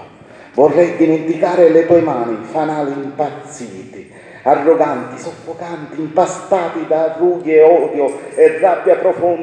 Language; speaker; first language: Italian; native; Italian